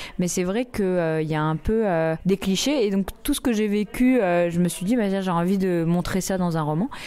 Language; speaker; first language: French; native; French